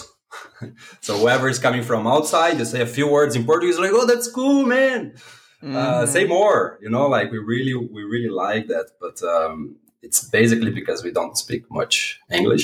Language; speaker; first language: English; non-native, fluent; Portuguese